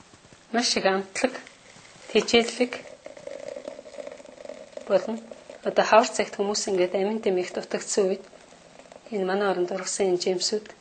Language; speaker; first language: Mongolian; native; Mongolian